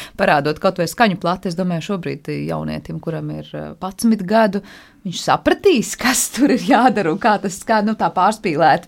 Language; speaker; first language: Latvian; native; Latvian